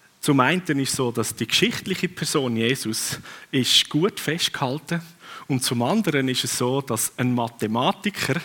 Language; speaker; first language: German; non-native, fluent; Swiss German